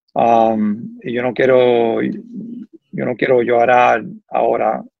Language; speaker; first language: Spanish; early bilingual, heritage; Spanish